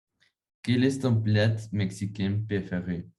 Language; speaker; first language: French; non-native, learner; Spanish